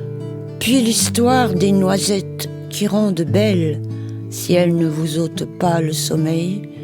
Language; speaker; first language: French; native; French